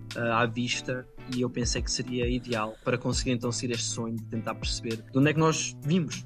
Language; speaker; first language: Portuguese; native; Portuguese